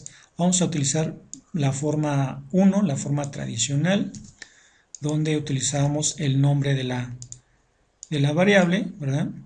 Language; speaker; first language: Spanish; native; Spanish